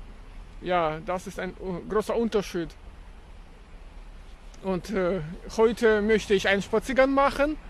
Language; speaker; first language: German; non-native, fluent; Russian